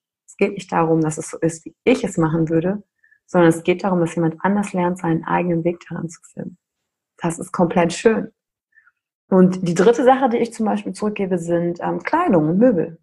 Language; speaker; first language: German; native; German